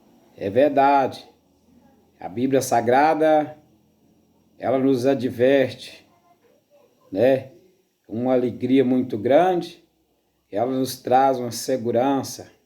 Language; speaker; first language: Portuguese; native; Portuguese